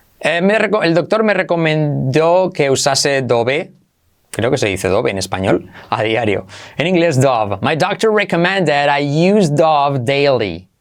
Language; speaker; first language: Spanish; native; Spanish